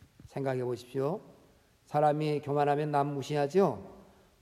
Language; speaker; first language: Korean; native; Korean